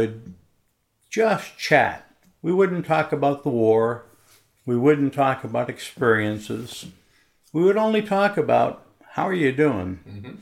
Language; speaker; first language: English; native; English